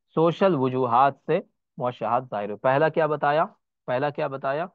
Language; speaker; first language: Hindi; native; Hindi